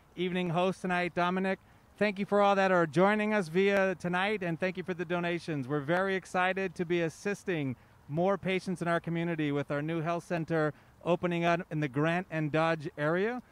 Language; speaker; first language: English; native; English